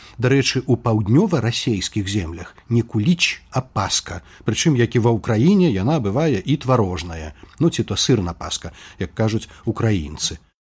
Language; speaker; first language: Belarusian; native; Belarusian